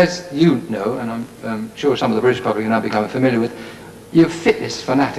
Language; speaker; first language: English; native; English